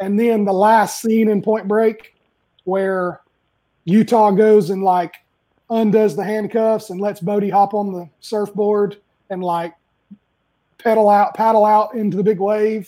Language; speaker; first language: English; native; English